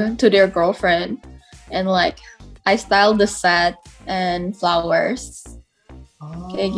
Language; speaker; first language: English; non-native, fluent; Indonesian